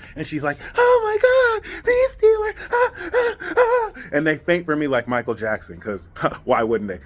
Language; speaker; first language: English; native; English